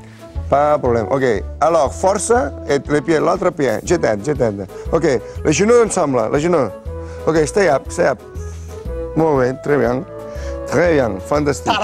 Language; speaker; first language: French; non-native, learner; Catalan